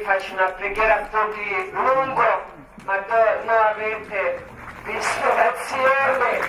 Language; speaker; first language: Italian; non-native, learner; Croatian